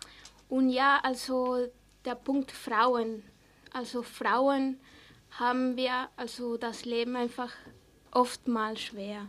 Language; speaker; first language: German; non-native, fluent; Spanish